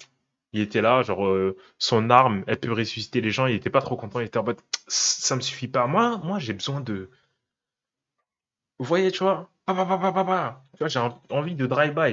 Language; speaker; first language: French; native; French